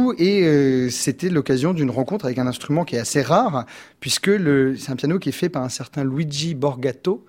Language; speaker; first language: French; native; French